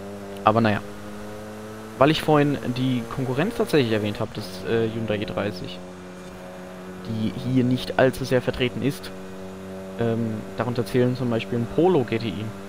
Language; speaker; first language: German; native; German